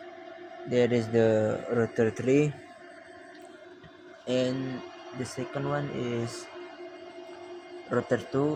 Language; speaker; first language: English; non-native, learner; Indonesian